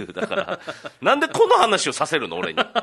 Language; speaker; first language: Japanese; native; Japanese